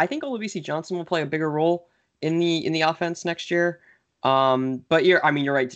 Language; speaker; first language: English; native; English